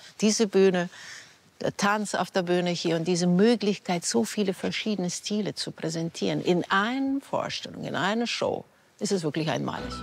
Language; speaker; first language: German; non-native, fluent; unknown